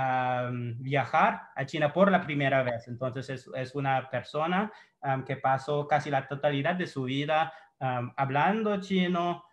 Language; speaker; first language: Spanish; non-native, fluent; English